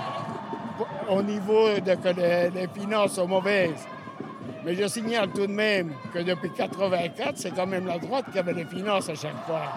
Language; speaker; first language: French; early bilingual, other home language; Spanish